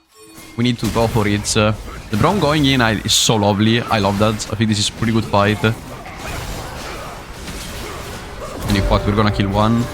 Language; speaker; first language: English; non-native, fluent; Italian